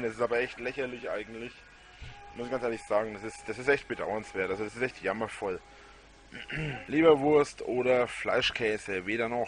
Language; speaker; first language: German; native; German